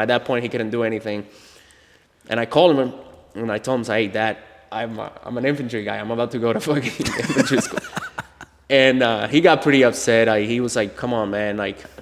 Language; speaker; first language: English; non-native, fluent; Spanish